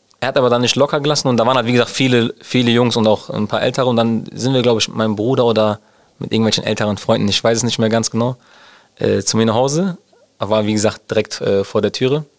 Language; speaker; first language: German; early bilingual, other home language; Turkish